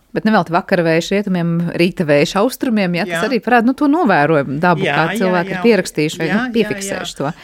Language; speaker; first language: Latvian; native; Latvian